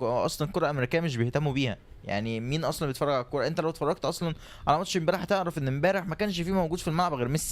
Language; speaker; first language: Arabic; native; Arabic